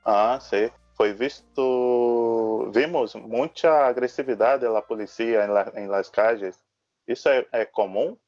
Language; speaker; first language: Spanish; non-native, learner; Portuguese